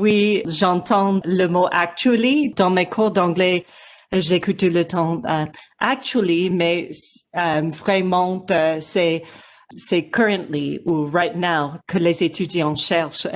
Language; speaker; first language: French; non-native, learner; English